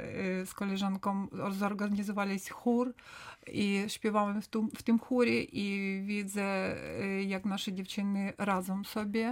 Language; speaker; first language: Polish; non-native, learner; Ukrainian